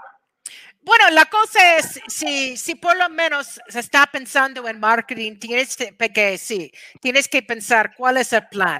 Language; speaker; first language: Spanish; non-native, fluent; English